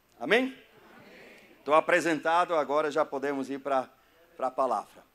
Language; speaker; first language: Portuguese; non-native, fluent; German